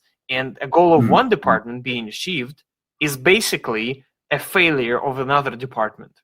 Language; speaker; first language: English; non-native, fluent; Russian